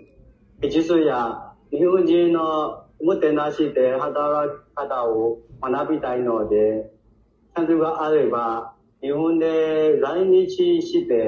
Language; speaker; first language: Japanese; non-native, learner; Nepali